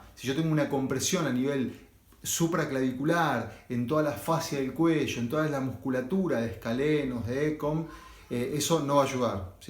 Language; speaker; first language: Spanish; native; Spanish